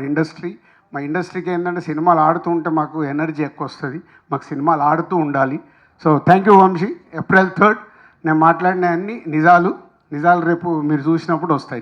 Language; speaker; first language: Telugu; native; Telugu